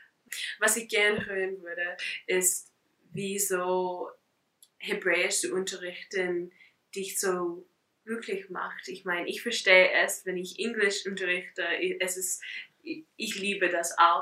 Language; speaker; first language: German; non-native, fluent; English